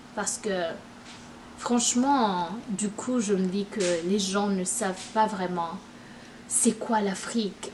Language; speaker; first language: French; non-native, local second language; Rundi